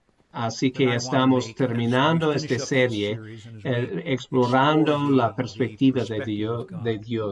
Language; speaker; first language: Spanish; non-native, fluent; English